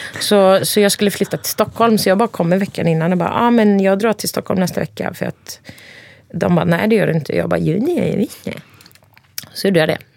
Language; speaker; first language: Swedish; early bilingual, other home language; Turkish